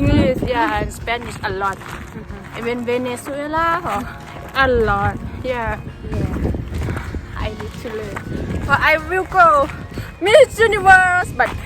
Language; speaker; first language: English; non-native, learner; Thai